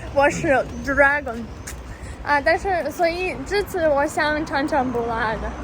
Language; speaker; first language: Chinese; non-native, fluent; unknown